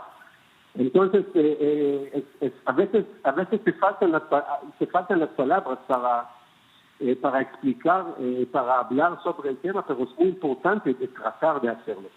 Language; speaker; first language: Spanish; non-native, fluent; Hebrew